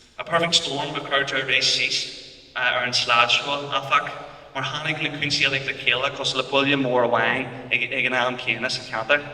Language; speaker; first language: Irish; non-native, local second language; English